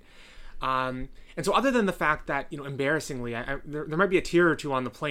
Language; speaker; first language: English; native; English